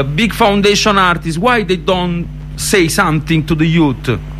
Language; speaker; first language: English; non-native, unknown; Italian